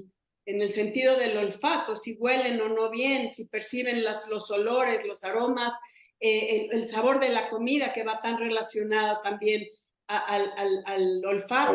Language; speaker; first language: Spanish; native; Spanish